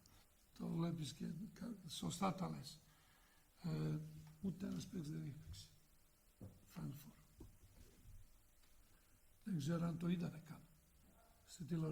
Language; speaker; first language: Greek; non-native, fluent; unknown